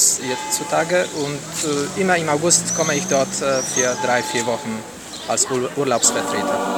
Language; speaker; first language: German; non-native, fluent; Polish